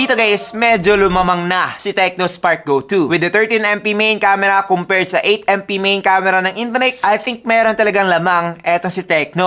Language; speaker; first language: Filipino; native; Filipino